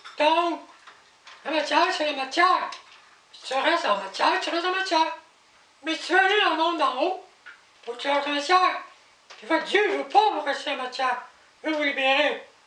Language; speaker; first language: French; native; French